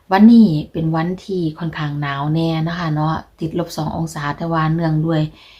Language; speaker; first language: Thai; native; Thai